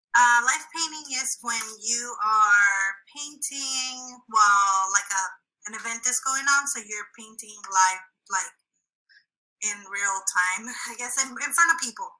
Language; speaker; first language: English; early bilingual, other home language; Spanish